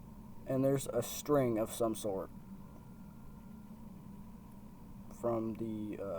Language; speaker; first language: English; native; English